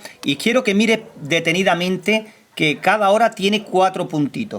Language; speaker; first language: Spanish; native; Spanish